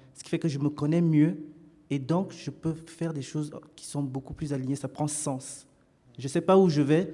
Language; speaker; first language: French; native; French